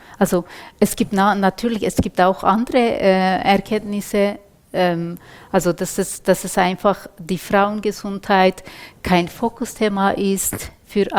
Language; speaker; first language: German; non-native, fluent; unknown